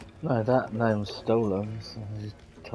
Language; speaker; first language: English; native; English